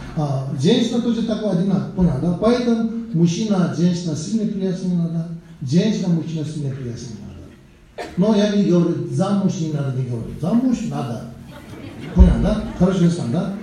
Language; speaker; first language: Russian; non-native, learner; Tibetan